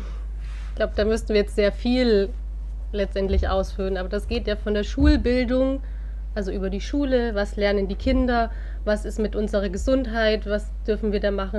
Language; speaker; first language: German; native; German